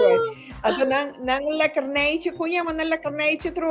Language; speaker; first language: Dutch; non-native, local second language; Papiamento